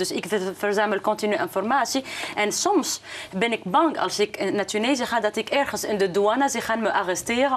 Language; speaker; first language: Dutch; non-native, fluent; Arabic